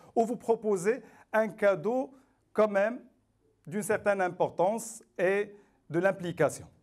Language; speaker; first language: French; non-native, local second language; Arabic